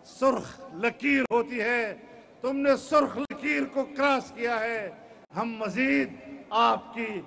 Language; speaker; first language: Urdu; non-native, local second language; Pashto